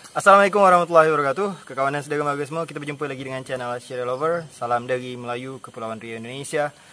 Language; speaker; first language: Malay; native; Malay